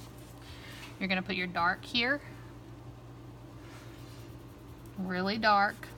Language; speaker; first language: English; native; English